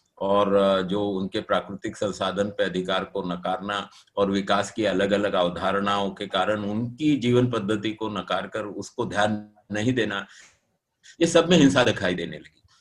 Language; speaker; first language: Hindi; non-native, local second language; Marathi